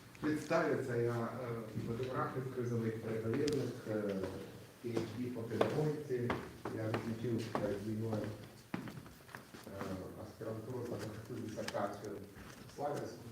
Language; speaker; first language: Ukrainian; non-native, local second language; Russian